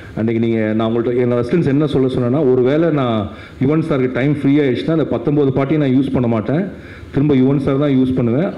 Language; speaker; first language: Tamil; native; Tamil